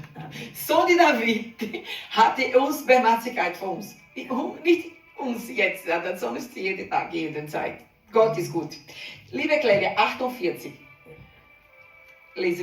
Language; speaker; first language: German; non-native, learner; Portuguese